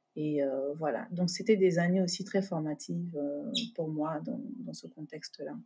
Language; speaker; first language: French; native; French